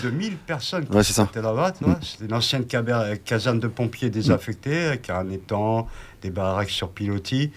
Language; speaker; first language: French; native; French